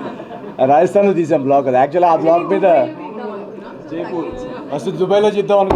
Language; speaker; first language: Telugu; native; Telugu